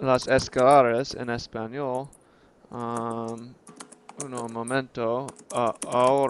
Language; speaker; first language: Spanish; non-native, learner; English